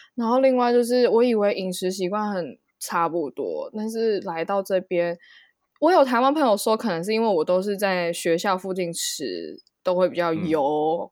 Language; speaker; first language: Chinese; non-native, local second language; Cantonese